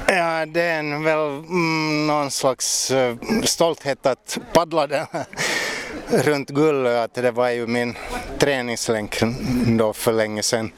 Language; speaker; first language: Swedish; native; Swedish